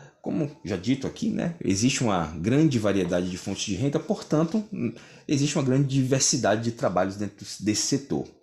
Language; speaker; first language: Portuguese; native; Portuguese